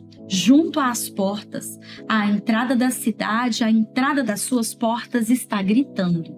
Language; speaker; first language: Portuguese; native; Portuguese